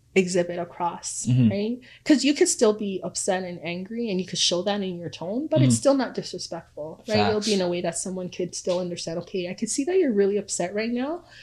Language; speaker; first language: English; early bilingual, other home language; Akan